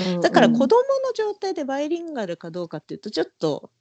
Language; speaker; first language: Japanese; native; Japanese